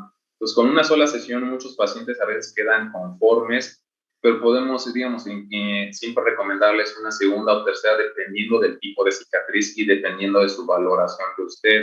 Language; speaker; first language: Spanish; native; Spanish